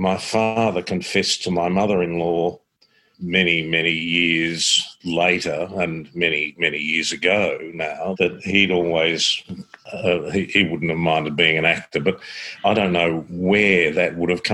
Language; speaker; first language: English; native; English